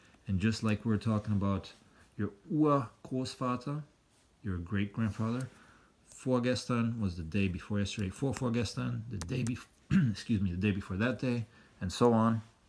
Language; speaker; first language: English; native; English